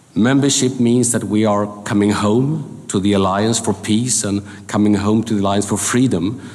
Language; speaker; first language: English; non-native, fluent; Swedish